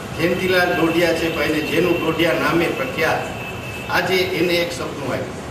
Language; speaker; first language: Gujarati; early bilingual, heritage; Gujarati